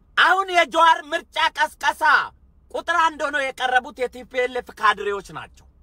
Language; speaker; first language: Amharic; native; Amharic